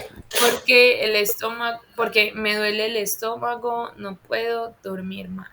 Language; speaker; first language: Spanish; non-native, fluent; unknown